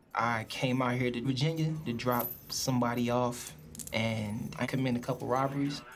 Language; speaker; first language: English; native; English